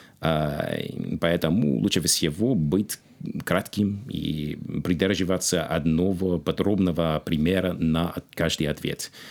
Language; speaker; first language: Russian; non-native, fluent; English